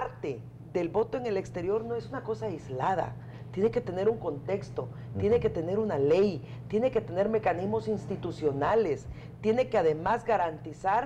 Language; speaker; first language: Spanish; native; Spanish